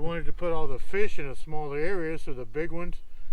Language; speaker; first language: English; native; English